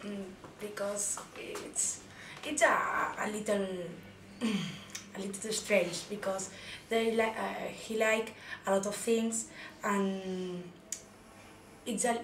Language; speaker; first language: English; non-native, learner; Spanish